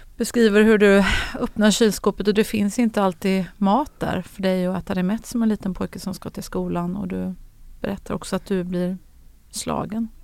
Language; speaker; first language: Swedish; native; Swedish